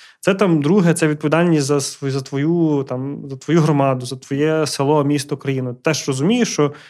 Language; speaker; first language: Ukrainian; early bilingual, heritage; Ukrainian